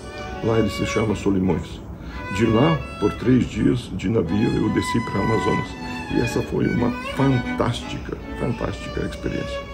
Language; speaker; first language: Portuguese; non-native, fluent; Serbian